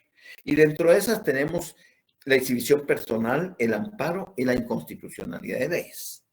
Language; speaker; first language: Spanish; native; Spanish